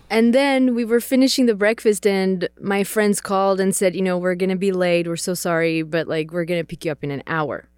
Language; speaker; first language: English; non-native, fluent; Czech